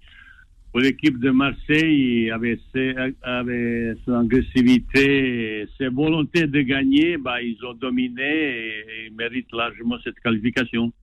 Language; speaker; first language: French; non-native, fluent; Bosnian